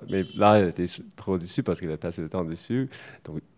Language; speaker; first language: French; non-native, fluent; English